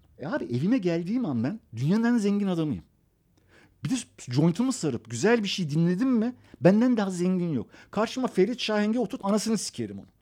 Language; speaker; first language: Turkish; early bilingual, other home language; Persian